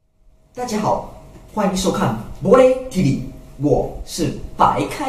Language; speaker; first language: Chinese; native; Chinese